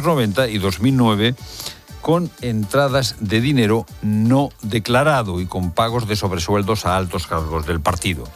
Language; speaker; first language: Spanish; native; Spanish